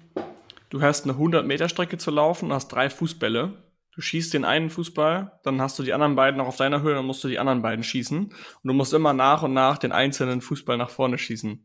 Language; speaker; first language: German; native; German